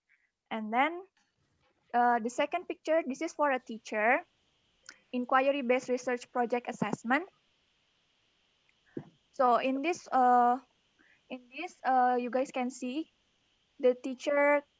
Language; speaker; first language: English; non-native, learner; Indonesian